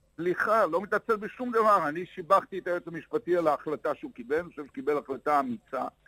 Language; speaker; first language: Hebrew; native; Hebrew